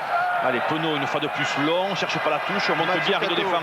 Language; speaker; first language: French; native; French